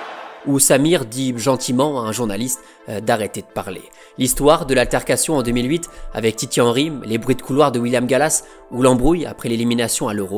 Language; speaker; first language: French; native; French